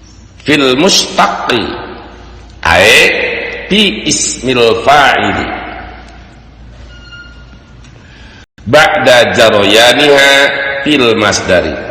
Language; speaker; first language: Arabic; non-native, fluent; Sundanese